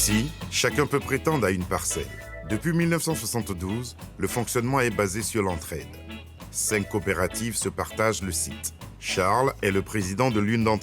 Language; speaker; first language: French; native; French